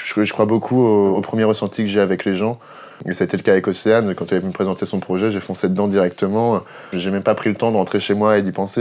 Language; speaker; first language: French; native; French